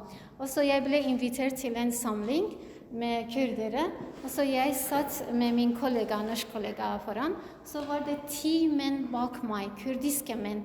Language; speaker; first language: Norwegian; non-native, learner; Kurdish